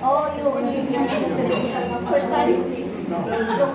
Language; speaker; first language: English; non-native, learner; Filipino